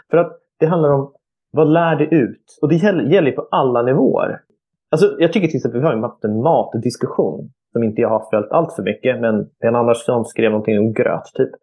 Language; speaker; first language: Swedish; native; Swedish